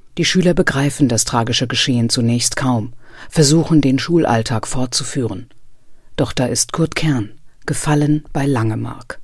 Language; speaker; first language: German; native; German